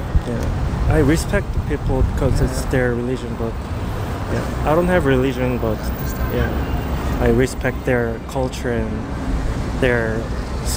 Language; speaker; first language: English; non-native, learner; Korean